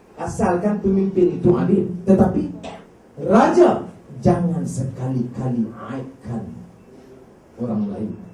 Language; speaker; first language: Malay; native; Malay